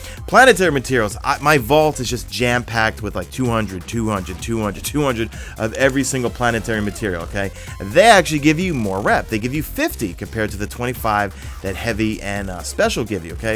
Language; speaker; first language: English; native; English